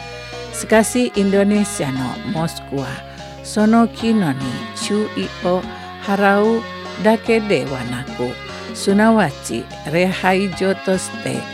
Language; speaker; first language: Japanese; non-native, learner; Indonesian